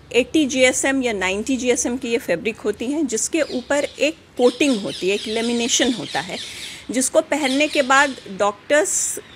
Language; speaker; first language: Hindi; native; Hindi